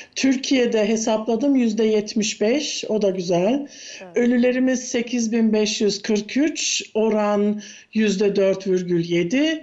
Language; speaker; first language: Turkish; early bilingual, heritage; Turkish